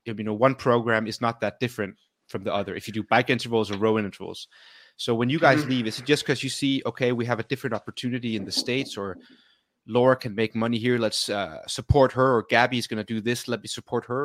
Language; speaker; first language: English; non-native, fluent; Danish